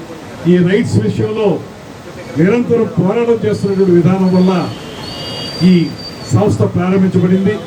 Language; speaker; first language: Telugu; native; Telugu